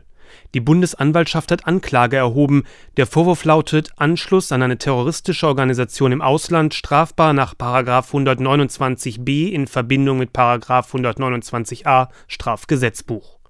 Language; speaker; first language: German; native; German